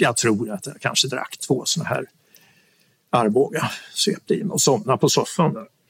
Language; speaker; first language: Swedish; native; Swedish